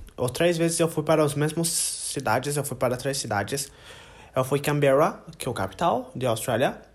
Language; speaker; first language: Portuguese; non-native, learner; English